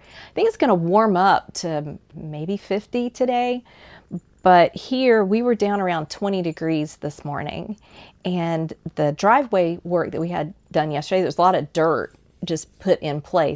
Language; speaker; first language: English; native; English